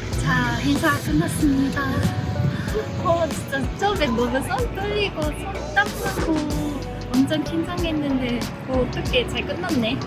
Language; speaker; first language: Korean; early bilingual, heritage; Japanese